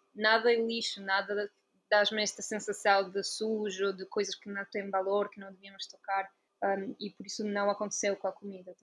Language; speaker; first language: Portuguese; non-native, fluent; Italian